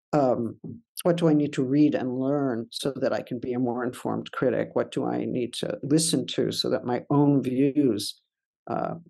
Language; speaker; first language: English; native; English